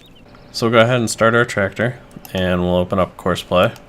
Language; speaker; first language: English; native; English